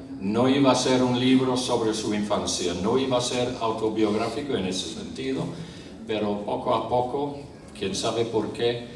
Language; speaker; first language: Spanish; non-native, fluent; English